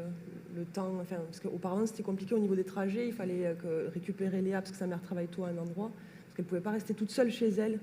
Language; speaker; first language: French; native; French